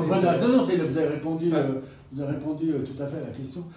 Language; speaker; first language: French; native; French